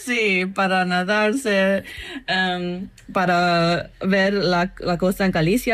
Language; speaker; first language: Spanish; non-native, learner; English